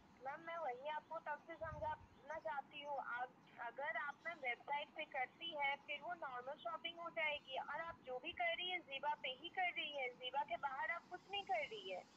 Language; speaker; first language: Hindi; native; Hindi